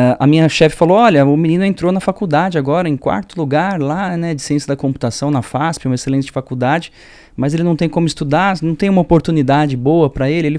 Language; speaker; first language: Portuguese; early bilingual, other home language; French